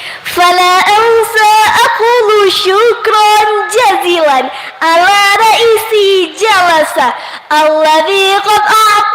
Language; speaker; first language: Arabic; non-native, learner; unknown